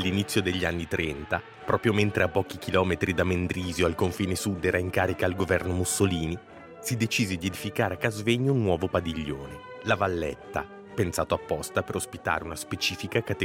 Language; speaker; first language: Italian; native; Italian